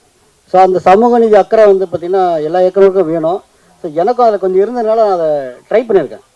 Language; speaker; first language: Tamil; native; Tamil